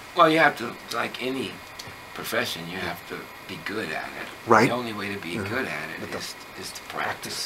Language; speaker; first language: English; native; English